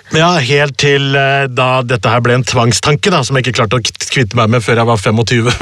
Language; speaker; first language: Norwegian; early bilingual, other home language; Urdu